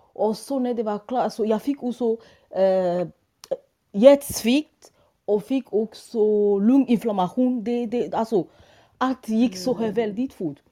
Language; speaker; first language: Swedish; non-native, fluent; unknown